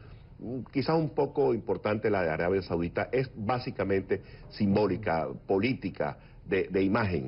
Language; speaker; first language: Spanish; native; Spanish